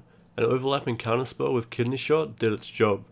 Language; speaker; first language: English; native; English